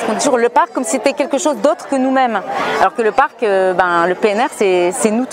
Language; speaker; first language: French; non-native, fluent; English